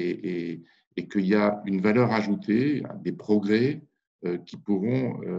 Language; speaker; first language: French; native; French